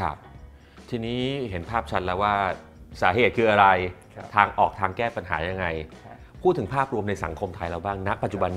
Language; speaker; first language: Thai; native; Thai